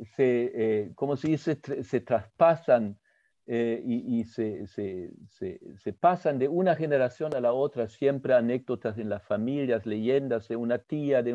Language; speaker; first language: Spanish; early bilingual, other home language; German